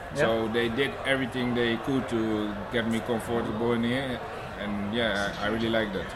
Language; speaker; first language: English; non-native, fluent; Dutch